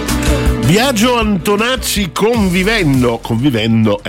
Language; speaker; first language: Italian; native; Italian